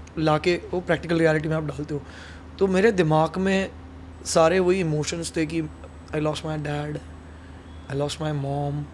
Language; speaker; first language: Hindi; native; Hindi